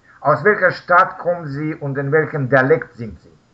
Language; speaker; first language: German; non-native, learner; Russian